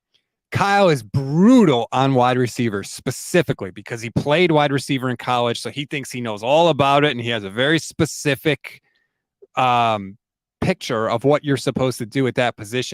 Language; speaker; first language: English; native; English